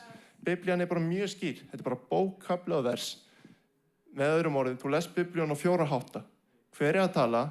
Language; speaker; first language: Icelandic; non-native, fluent; English